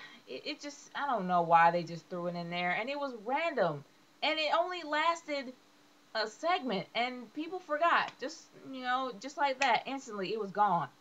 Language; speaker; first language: English; native; English